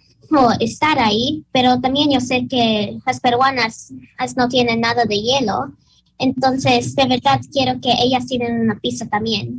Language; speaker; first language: Spanish; early bilingual, heritage; Spanish